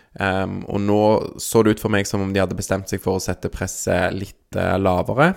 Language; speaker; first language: Norwegian; native; Norwegian